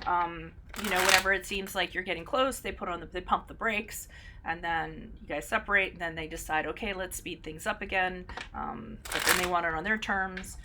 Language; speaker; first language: English; native; English